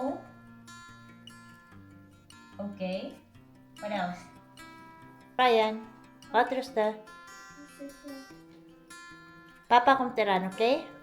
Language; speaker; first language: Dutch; non-native, fluent; Filipino